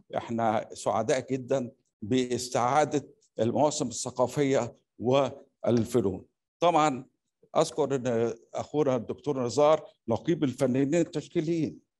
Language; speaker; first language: Arabic; native; Arabic